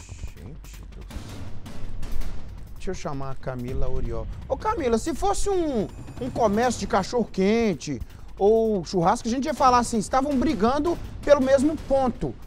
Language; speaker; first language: Portuguese; native; Portuguese